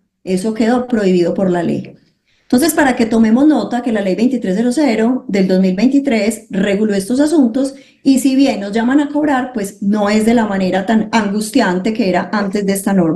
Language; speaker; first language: Spanish; native; Spanish